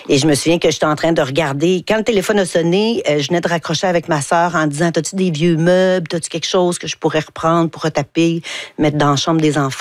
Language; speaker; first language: French; native; French